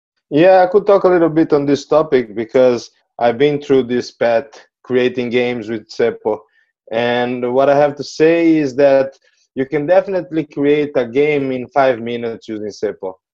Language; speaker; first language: English; non-native, fluent; Portuguese